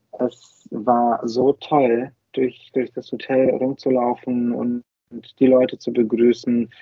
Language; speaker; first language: German; non-native, fluent; Bulgarian